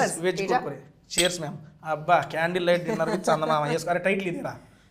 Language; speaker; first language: Telugu; native; Telugu